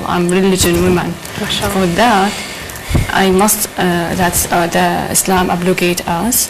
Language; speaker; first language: English; non-native, learner; Arabic